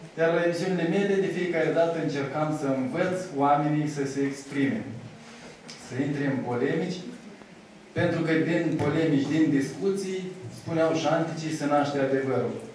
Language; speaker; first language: Romanian; native; Romanian